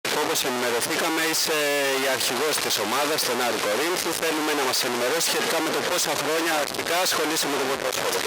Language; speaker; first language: Greek; native; Greek